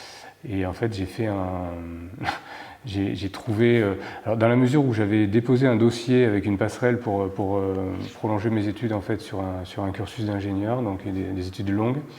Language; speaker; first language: French; native; French